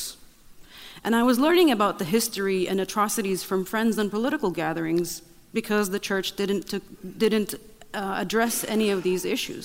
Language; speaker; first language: English; non-native, fluent; Arabic